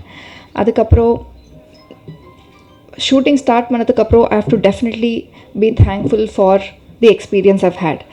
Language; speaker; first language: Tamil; non-native, learner; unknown